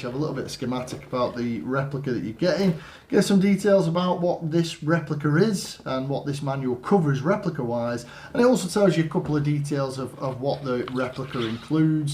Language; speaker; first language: English; native; English